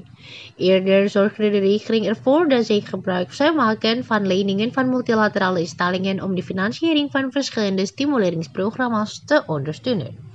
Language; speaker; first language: Dutch; non-native, fluent; Indonesian